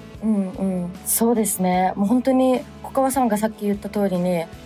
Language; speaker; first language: Japanese; early bilingual, other home language; English